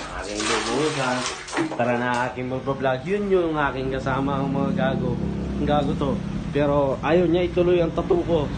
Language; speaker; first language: Filipino; non-native, local second language; Pampanga